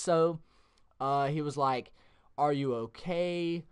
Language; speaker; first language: English; native; English